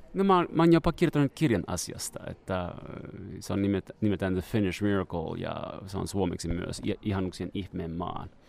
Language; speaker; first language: Finnish; non-native, fluent; French